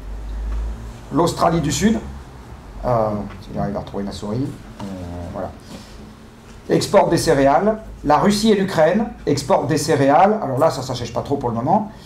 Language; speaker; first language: French; native; French